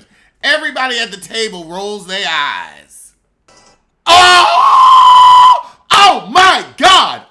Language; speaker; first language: English; native; English